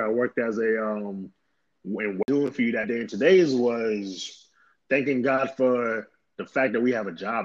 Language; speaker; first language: English; native; English